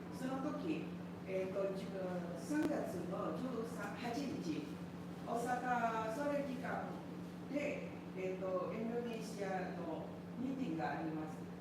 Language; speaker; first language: Japanese; non-native, learner; Indonesian